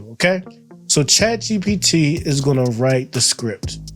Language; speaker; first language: English; native; English